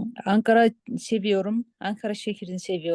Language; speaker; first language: Turkish; non-native, learner; Kyrgyz